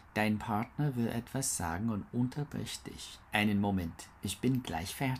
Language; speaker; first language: German; non-native, learner; English